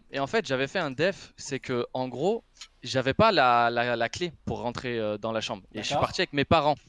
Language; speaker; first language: French; native; French